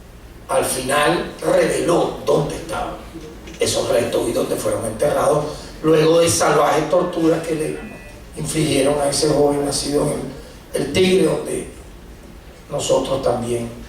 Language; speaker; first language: Spanish; native; Spanish